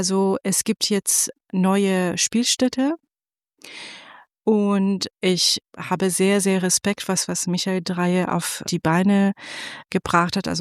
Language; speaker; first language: German; non-native, fluent; Persian